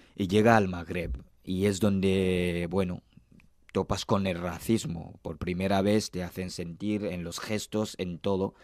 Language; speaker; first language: Spanish; non-native, fluent; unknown